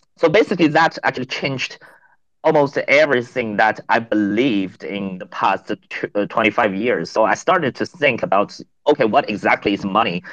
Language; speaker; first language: English; non-native, fluent; Chinese